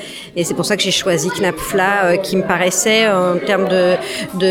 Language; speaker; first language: French; native; French